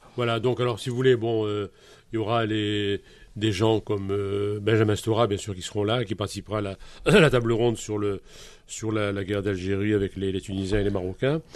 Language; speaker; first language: French; native; French